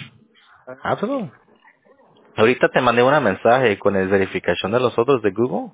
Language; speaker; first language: Spanish; early bilingual, heritage; Spanish